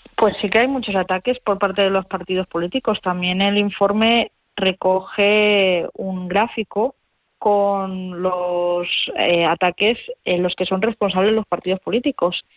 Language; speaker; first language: Spanish; native; Spanish